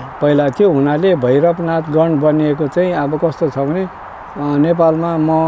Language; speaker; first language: Nepali; non-native, local second language; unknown